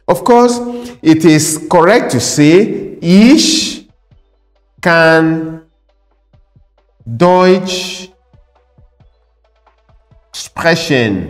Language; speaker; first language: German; non-native, fluent; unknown